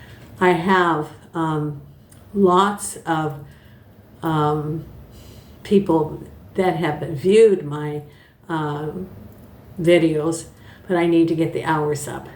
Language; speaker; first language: English; native; English